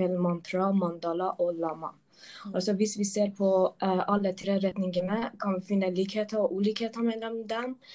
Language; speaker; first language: Norwegian; non-native, local second language; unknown